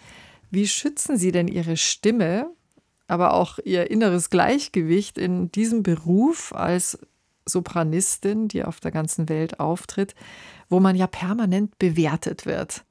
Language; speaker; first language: German; native; German